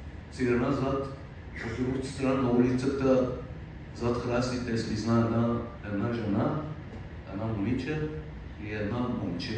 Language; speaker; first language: Bulgarian; non-native, fluent; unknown